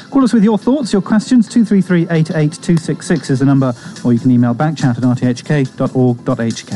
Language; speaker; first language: English; native; English